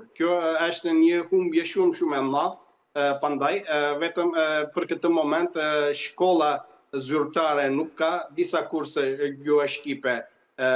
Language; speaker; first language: Albanian; early bilingual, heritage; Albanian